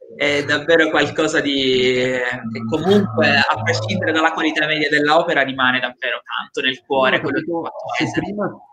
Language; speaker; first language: Italian; native; Italian